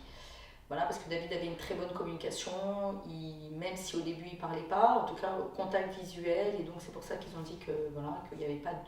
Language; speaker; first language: French; native; French